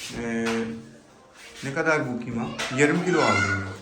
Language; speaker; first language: Turkish; non-native, learner; Urdu